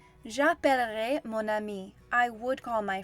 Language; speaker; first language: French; non-native, fluent; English